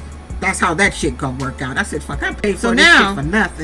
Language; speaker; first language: English; native; English